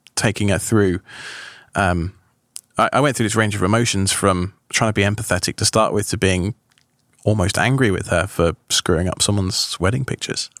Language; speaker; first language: English; native; English